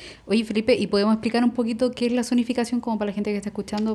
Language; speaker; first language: Spanish; native; Spanish